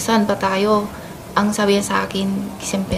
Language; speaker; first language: Filipino; non-native, learner; Chinese